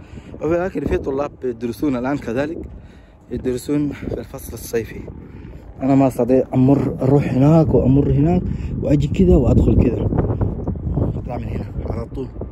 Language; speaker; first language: Arabic; non-native, local second language; Somali